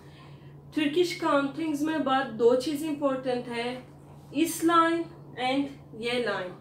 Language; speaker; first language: Hindi; non-native, fluent; Turkish